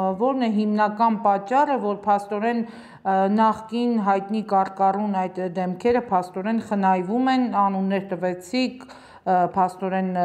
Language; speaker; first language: Armenian; native; Armenian